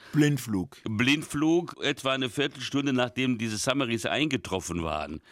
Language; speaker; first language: German; early bilingual, other home language; Hungarian